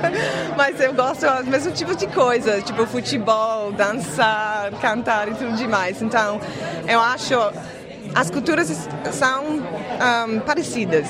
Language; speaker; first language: Portuguese; non-native, fluent; English